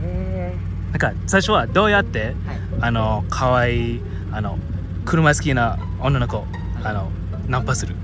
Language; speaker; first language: Japanese; non-native, fluent; English